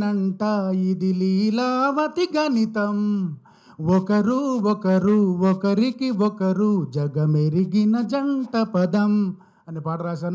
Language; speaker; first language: Telugu; native; Telugu